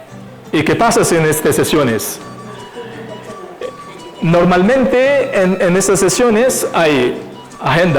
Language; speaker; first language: Spanish; non-native, fluent; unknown